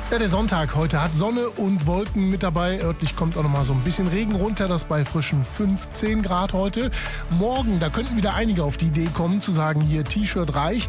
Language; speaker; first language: German; native; German